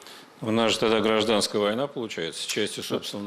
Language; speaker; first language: Russian; native; Russian